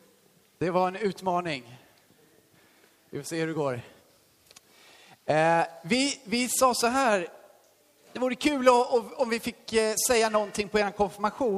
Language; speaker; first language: Swedish; native; Swedish